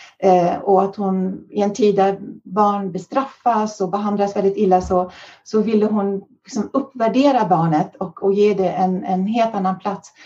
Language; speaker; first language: Swedish; early bilingual, heritage; Swedish